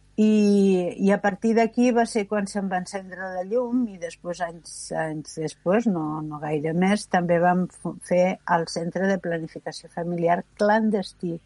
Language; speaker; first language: Catalan; native; Catalan